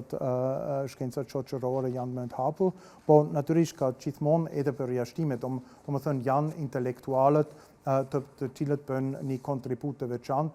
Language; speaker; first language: Albanian; non-native, fluent; German